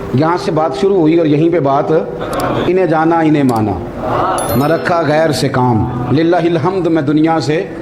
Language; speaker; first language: Urdu; non-native, local second language; Punjabi